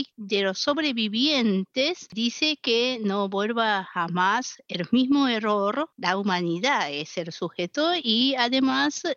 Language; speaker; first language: Spanish; non-native, fluent; Japanese